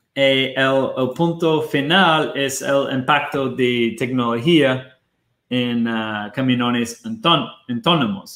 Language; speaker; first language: Spanish; non-native, fluent; Portuguese